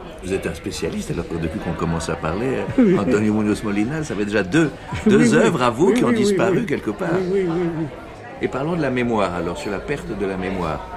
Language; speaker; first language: French; native; French